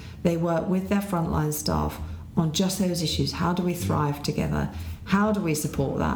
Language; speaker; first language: English; native; English